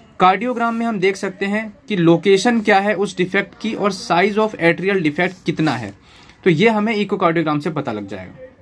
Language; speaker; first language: Hindi; native; Hindi